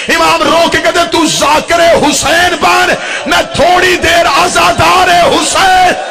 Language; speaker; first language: Urdu; non-native, local second language; Punjabi